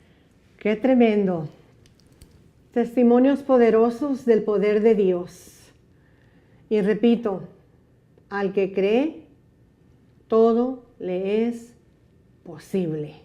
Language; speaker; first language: Spanish; native; Spanish